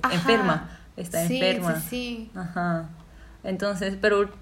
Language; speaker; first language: Spanish; non-native, fluent; Japanese